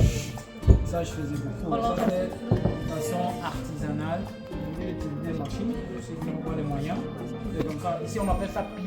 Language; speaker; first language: French; non-native, learner; Portuguese